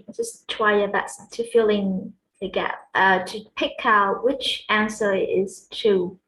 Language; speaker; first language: English; non-native, fluent; Vietnamese